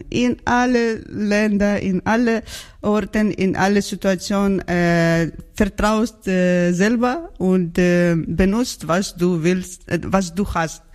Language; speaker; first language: German; non-native, learner; Georgian